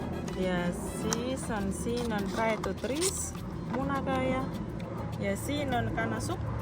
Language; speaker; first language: Estonian; non-native, fluent; Indonesian